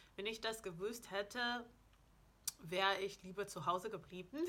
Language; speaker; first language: German; non-native, fluent; English